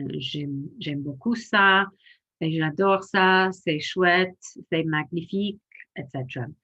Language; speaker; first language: French; non-native, fluent; English